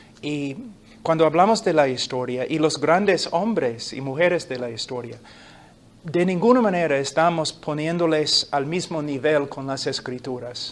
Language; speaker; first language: Spanish; non-native, fluent; English